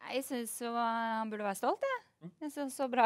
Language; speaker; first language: Norwegian; native; Norwegian